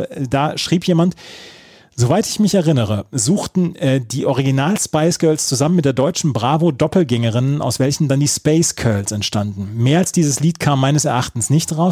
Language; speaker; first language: German; native; German